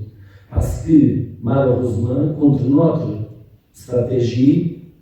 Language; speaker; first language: French; non-native, fluent; Portuguese